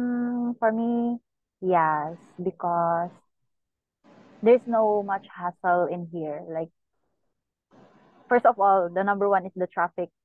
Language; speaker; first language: English; non-native, local second language; Cebuano